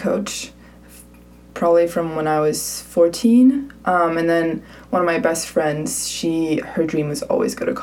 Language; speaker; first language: English; non-native, fluent; Swedish